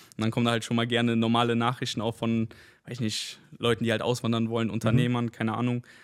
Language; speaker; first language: German; early bilingual, other home language; Spanish